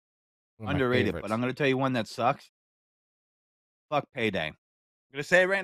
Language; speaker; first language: English; native; English